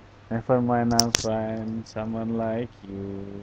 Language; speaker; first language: English; non-native, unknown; Indonesian